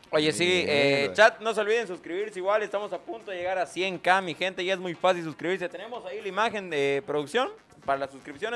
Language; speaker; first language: Spanish; native; Spanish